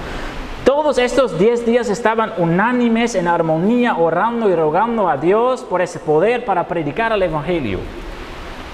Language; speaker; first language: Spanish; non-native, fluent; Dutch